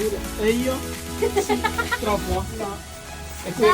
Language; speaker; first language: Italian; non-native, learner; Filipino